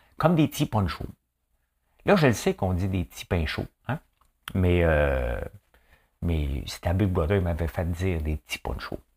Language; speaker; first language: French; native; French